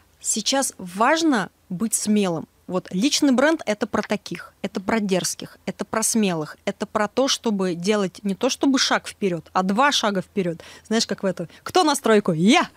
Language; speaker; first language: Russian; native; Russian